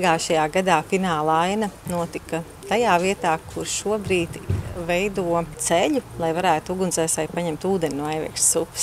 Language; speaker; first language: Latvian; native; Latvian